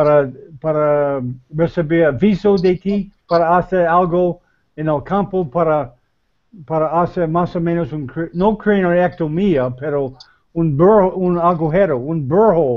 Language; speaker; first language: Spanish; non-native, learner; English